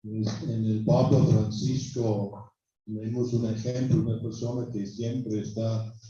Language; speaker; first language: Spanish; non-native, fluent; English